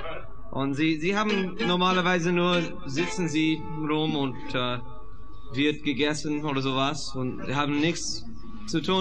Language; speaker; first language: German; non-native, fluent; English